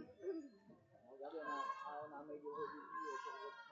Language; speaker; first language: French; native; French